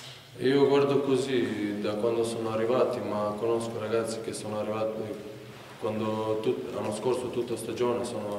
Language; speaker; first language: Italian; non-native, learner; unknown